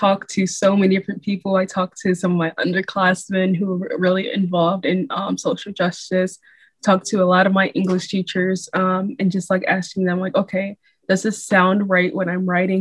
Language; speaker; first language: English; native; English